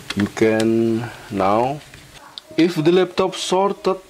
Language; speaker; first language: English; non-native, learner; Javanese